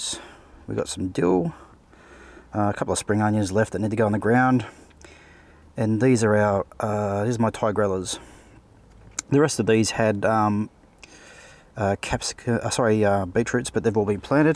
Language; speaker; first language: English; native; English